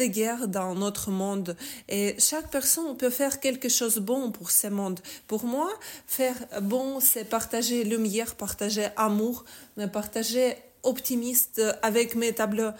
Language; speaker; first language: French; non-native, learner; Ukrainian